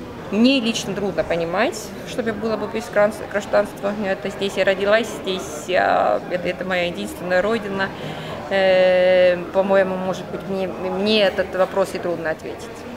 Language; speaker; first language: Russian; non-native, fluent; Estonian